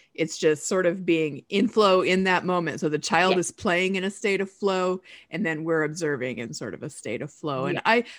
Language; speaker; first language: English; native; English